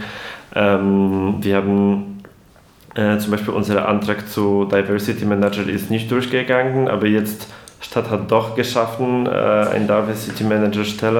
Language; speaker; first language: German; non-native, fluent; Polish